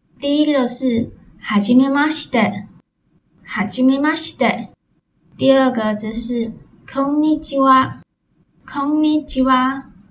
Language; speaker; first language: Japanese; non-native, learner; Chinese